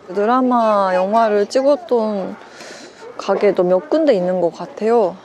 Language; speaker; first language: Korean; non-native, fluent; Japanese